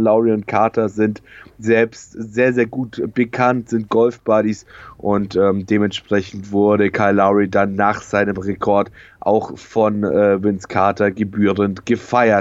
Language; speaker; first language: German; native; German